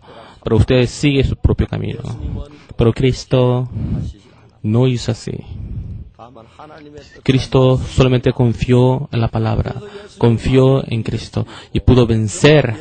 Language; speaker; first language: Spanish; non-native, fluent; Korean